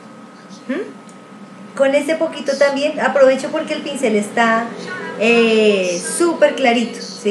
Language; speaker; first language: Spanish; native; Spanish